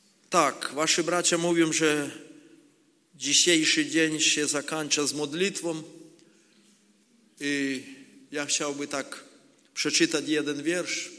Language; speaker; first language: Polish; non-native, learner; Ukrainian